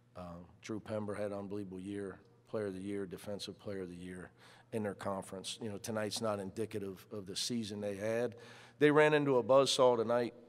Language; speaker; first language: English; native; English